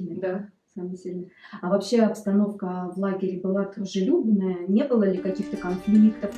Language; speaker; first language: Russian; native; Russian